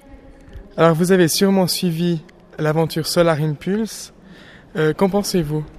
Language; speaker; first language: French; native; French